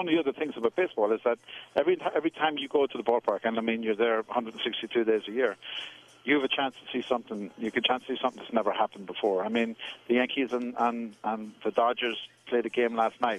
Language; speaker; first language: English; native; English